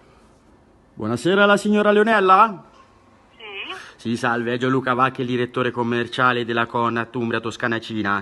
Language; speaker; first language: Italian; native; Italian